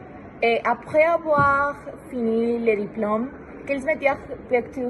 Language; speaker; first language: French; non-native, learner; Spanish